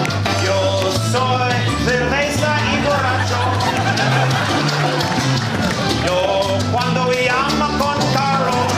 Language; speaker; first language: Spanish; non-native, learner; English